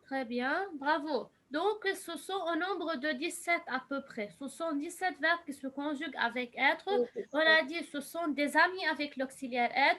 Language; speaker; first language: French; non-native, fluent; Arabic